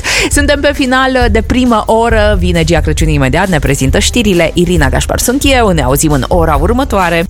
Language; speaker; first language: Romanian; native; Romanian